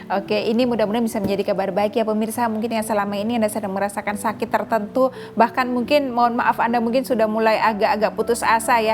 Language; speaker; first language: Indonesian; native; Indonesian